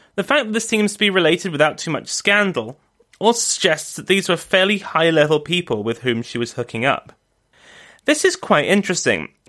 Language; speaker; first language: English; native; English